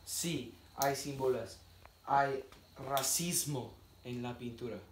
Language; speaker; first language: Spanish; non-native, learner; English